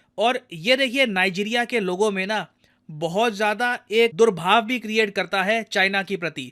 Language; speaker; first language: Hindi; native; Hindi